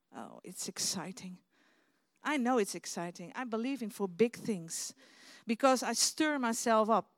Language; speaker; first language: English; non-native, fluent; Dutch